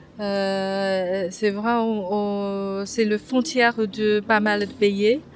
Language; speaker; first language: French; non-native, fluent; Chinese